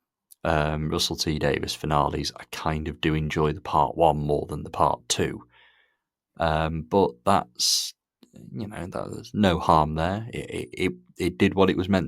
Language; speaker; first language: English; native; English